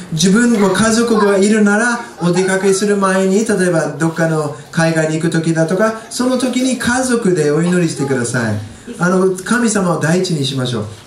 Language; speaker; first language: Japanese; non-native, fluent; English